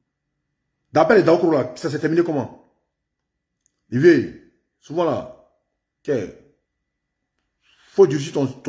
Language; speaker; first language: French; native; French